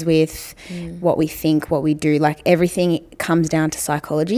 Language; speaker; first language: English; native; English